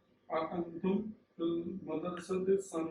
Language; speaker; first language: Arabic; non-native, learner; Urdu